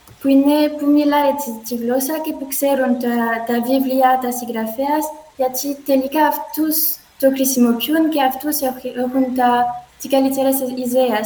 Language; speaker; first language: Greek; non-native, learner; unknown